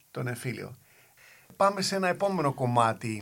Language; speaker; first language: Greek; native; Greek